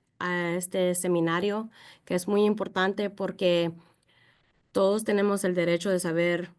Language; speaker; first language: Spanish; early bilingual, heritage; Spanish